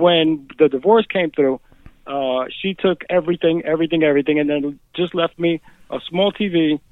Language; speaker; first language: English; native; English